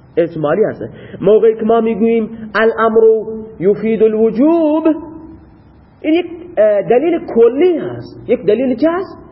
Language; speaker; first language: Persian; non-native, local second language; Baluchi